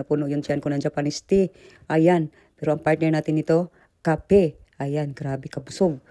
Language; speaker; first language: Filipino; native; Filipino